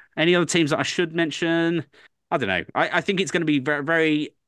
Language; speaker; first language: English; native; English